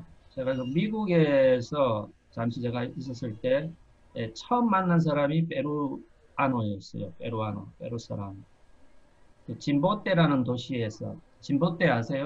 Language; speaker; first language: Korean; native; Korean